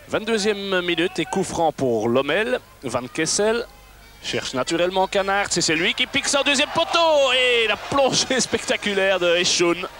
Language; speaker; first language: French; native; French